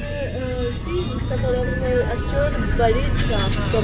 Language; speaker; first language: Russian; non-native, learner; Hindi